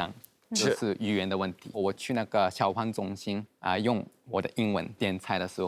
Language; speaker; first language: Chinese; non-native, fluent; Japanese